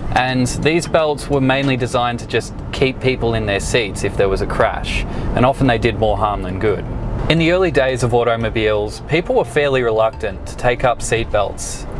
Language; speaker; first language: English; native; English